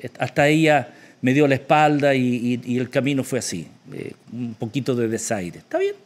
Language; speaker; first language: Spanish; native; Spanish